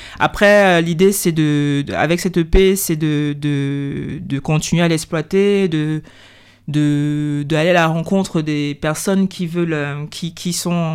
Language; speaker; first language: French; native; French